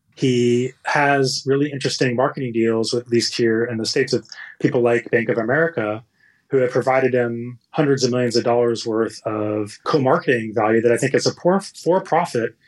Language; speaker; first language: English; native; English